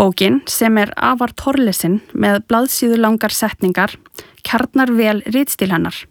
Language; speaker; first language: Icelandic; native; Icelandic